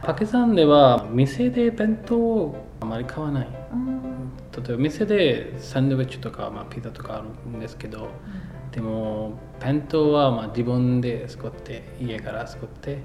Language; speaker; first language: Japanese; non-native, fluent; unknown